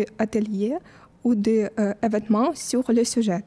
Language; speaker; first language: French; non-native, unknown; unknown